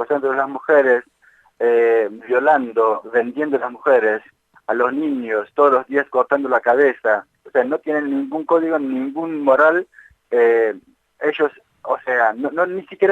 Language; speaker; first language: Spanish; non-native, fluent; Kurdish